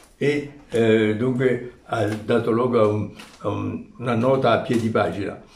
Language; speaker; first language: Italian; early bilingual, heritage; Italian